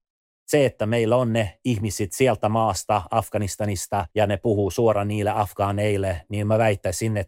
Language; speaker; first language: Finnish; early bilingual, other home language; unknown